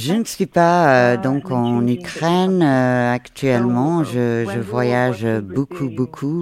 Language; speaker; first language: French; non-native, fluent; Ukrainian